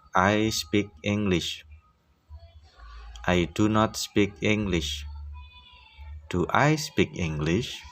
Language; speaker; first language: English; non-native, fluent; Indonesian